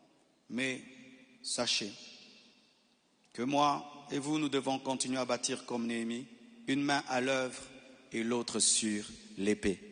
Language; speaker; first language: French; non-native, local second language; Lingala